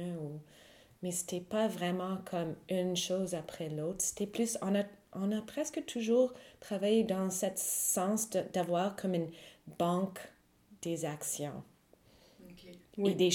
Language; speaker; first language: French; non-native, fluent; English